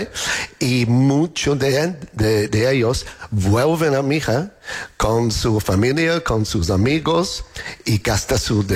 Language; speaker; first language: Spanish; non-native, learner; English